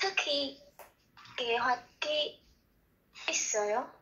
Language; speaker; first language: Korean; non-native, learner; Vietnamese